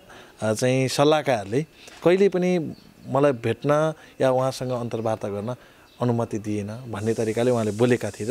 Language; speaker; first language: Nepali; native; Nepali